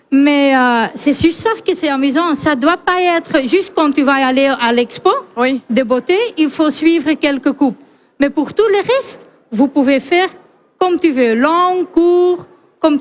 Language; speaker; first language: French; non-native, fluent; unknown